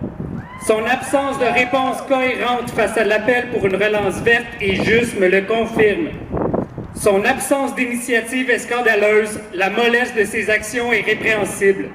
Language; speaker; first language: French; native; French